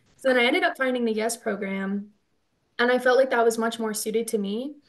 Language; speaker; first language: English; native; English